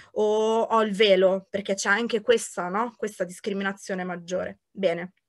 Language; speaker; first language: Italian; native; Italian